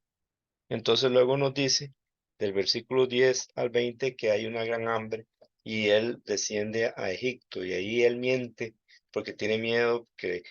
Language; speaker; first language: Spanish; native; Spanish